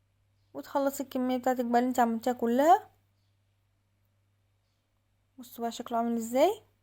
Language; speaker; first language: Arabic; native; Arabic